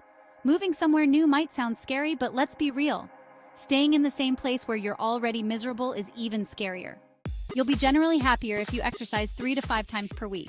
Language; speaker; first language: English; native; English